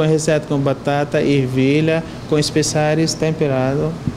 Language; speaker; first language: Portuguese; non-native, learner; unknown